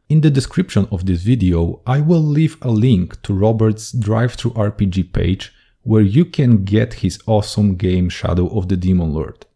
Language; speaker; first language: English; non-native, fluent; Polish